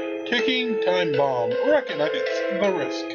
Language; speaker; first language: English; native; English